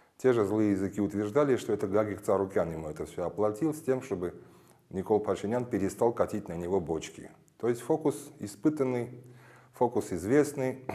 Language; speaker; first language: Russian; non-native, local second language; Armenian